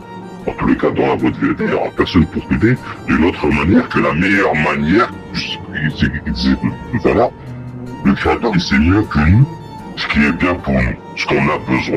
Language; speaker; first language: French; native; French